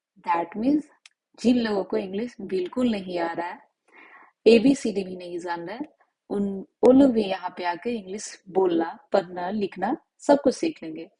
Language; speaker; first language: Hindi; native; Hindi